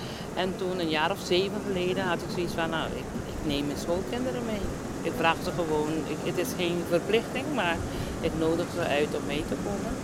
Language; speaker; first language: Dutch; non-native, local second language; Papiamento